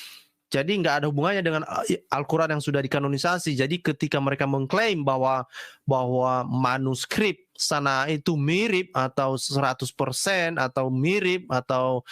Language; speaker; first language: Indonesian; native; Indonesian